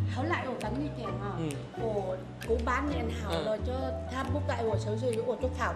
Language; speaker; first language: Chinese; non-native, learner; Vietnamese